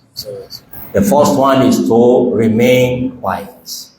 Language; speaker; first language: English; non-native, local second language; Yoruba